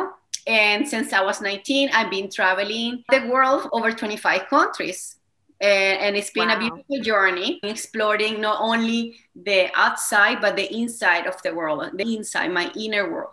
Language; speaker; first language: English; non-native, fluent; Spanish